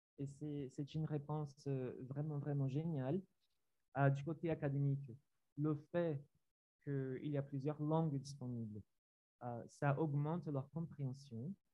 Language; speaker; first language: French; non-native, fluent; Portuguese